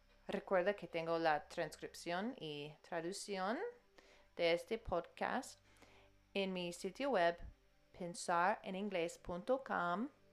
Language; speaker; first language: Spanish; non-native, fluent; English